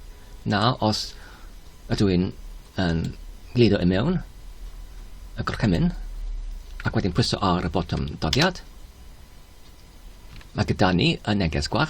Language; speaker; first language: Welsh; non-native, learner; Polish